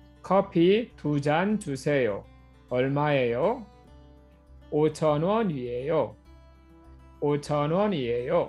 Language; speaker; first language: Korean; non-native, fluent; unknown